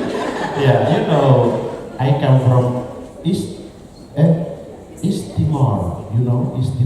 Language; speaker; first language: English; non-native, learner; Indonesian